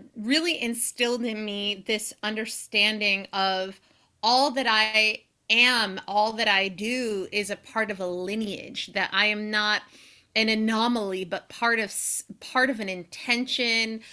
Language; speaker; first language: English; native; English